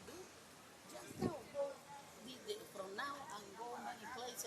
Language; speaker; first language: English; non-native, learner; Spanish